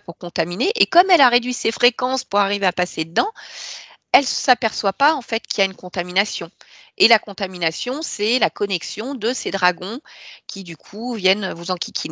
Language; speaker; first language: French; native; French